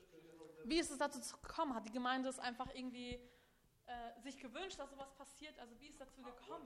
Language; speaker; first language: German; early bilingual, other home language; Polish